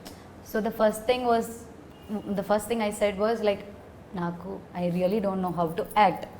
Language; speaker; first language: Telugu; non-native, learner; Malayalam